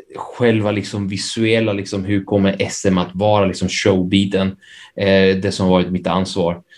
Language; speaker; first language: Swedish; early bilingual, other home language; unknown